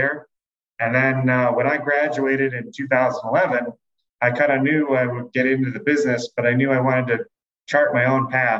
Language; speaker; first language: English; native; English